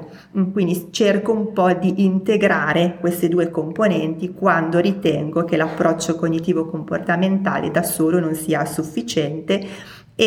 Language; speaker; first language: Italian; native; Italian